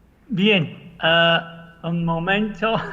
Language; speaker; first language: Spanish; non-native, learner; English